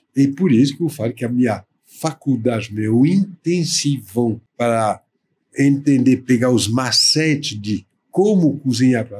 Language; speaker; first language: Portuguese; non-native, fluent; French